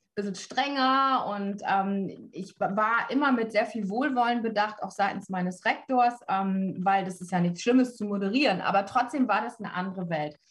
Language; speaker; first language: German; native; German